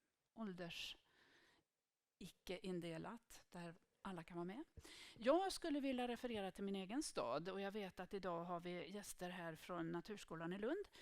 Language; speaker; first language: Swedish; native; Swedish